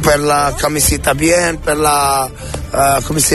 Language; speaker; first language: Spanish; non-native, learner; Arabic